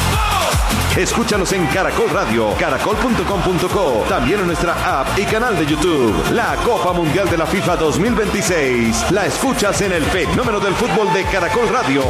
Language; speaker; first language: Spanish; native; Spanish